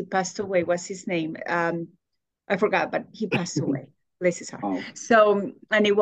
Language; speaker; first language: English; non-native, fluent; Spanish